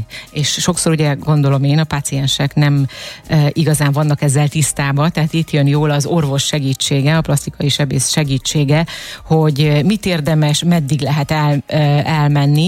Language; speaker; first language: Hungarian; native; Hungarian